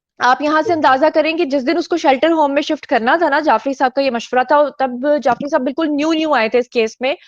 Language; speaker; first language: Urdu; native; Urdu